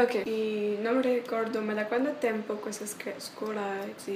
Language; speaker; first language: Italian; non-native, learner; French